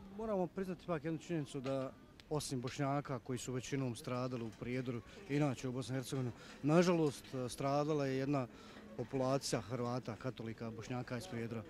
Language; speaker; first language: Bosnian; native; Bosnian